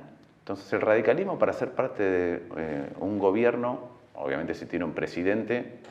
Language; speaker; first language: Spanish; native; Spanish